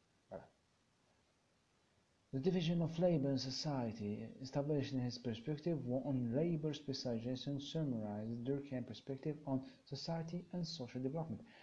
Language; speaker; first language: English; non-native, fluent; Arabic